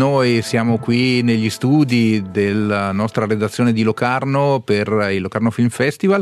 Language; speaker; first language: Italian; native; Italian